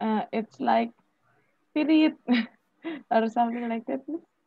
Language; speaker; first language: English; non-native, fluent; Indonesian